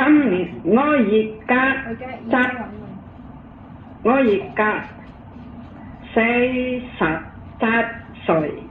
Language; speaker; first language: Cantonese; non-native, learner; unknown